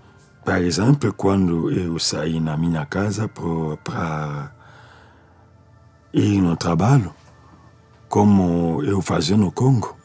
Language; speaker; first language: Portuguese; non-native, learner; Lingala